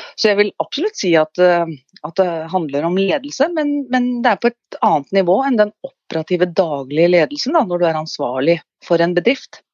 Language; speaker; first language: Norwegian; native; Norwegian